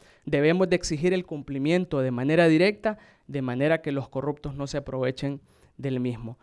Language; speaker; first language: Spanish; native; Spanish